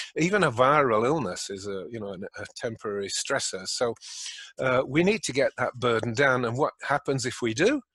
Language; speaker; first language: English; native; English